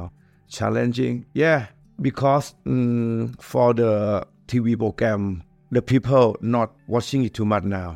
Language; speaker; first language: English; non-native, learner; Thai